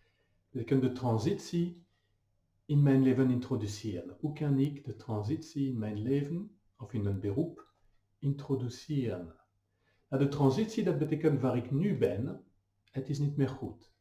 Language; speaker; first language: Dutch; non-native, fluent; French